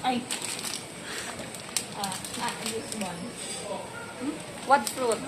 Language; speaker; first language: English; non-native, local second language; Cebuano